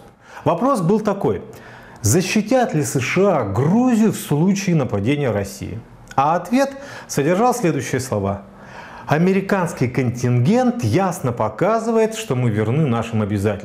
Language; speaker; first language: Russian; native; Russian